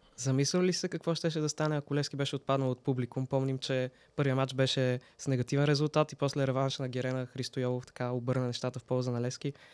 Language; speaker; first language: Bulgarian; native; Bulgarian